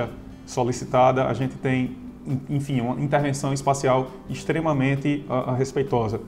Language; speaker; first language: Portuguese; native; Portuguese